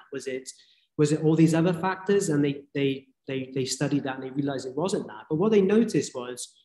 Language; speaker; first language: English; native; English